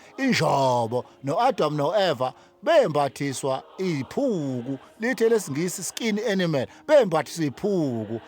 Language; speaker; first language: Zulu; native; Zulu